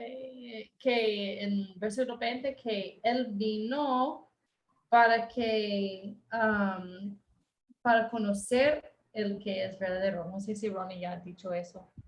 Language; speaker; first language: Spanish; non-native, fluent; English